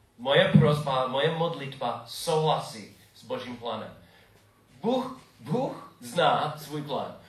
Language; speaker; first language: Czech; non-native, fluent; English